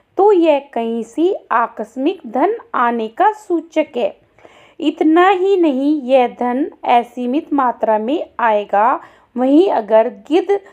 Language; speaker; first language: Hindi; native; Hindi